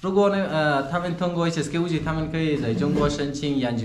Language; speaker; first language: Chinese; non-native, fluent; Persian